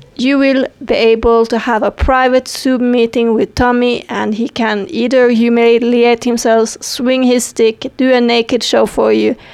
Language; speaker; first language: English; non-native, fluent; Swedish